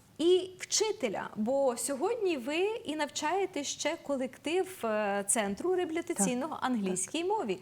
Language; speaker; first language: Ukrainian; native; Ukrainian